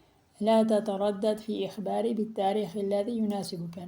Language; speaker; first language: Arabic; non-native, fluent; Uzbek